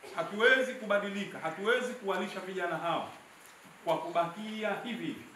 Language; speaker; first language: Swahili; native; Swahili